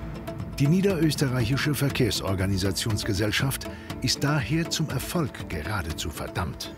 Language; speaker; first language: German; native; German